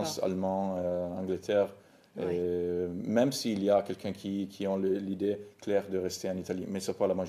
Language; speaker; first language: French; non-native, fluent; Italian